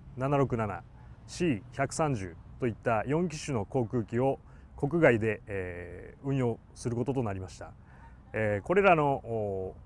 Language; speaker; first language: Japanese; native; Japanese